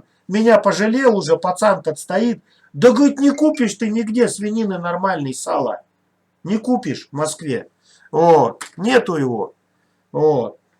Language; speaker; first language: Russian; native; Russian